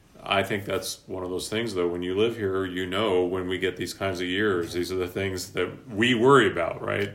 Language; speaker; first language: English; native; English